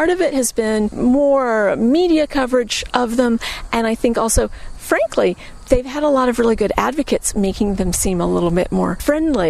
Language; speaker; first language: English; native; English